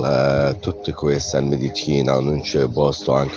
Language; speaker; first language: Italian; non-native, learner; Arabic